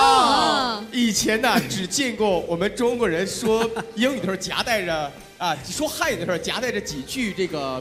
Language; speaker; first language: Chinese; native; Chinese